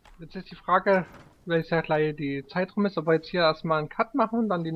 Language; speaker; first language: German; native; German